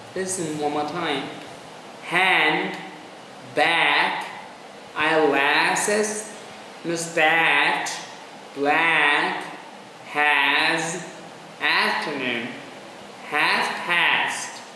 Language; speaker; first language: English; non-native, fluent; Vietnamese